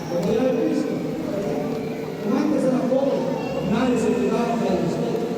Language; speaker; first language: Spanish; native; Spanish